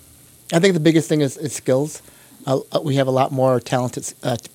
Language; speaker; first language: English; native; English